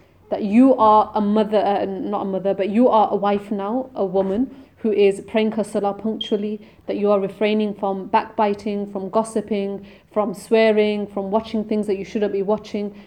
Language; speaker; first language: English; native; English